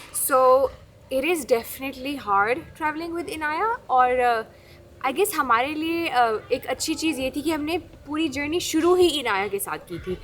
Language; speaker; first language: Urdu; early bilingual, heritage; Urdu